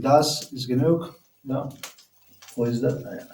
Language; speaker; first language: German; non-native, learner; Spanish